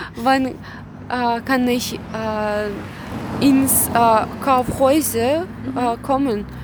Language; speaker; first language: German; non-native, learner; Russian